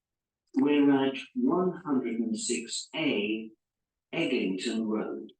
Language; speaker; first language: English; non-native, learner; Spanish